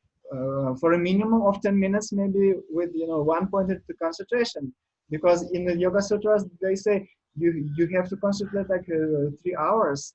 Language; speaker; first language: English; non-native, learner; Russian